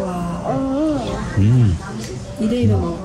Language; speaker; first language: Korean; non-native, learner; Persian